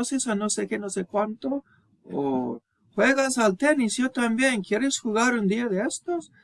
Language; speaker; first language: Spanish; non-native, fluent; English